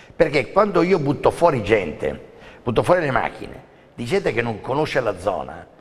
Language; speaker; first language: Italian; native; Italian